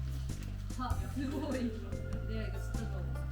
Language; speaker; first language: Japanese; non-native, learner; Korean